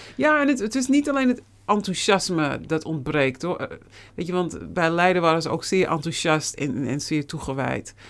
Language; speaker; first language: Dutch; native; Dutch